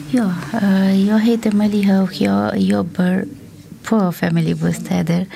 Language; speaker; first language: Swedish; non-native, learner; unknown